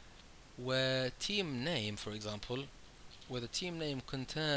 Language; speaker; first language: English; non-native, fluent; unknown